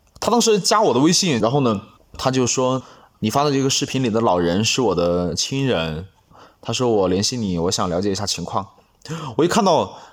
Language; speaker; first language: Chinese; non-native, local second language; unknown